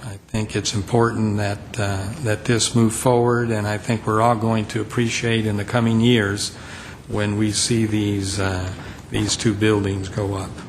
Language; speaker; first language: English; native; English